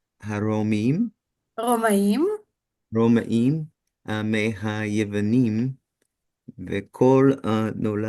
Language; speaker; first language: Hebrew; non-native, learner; English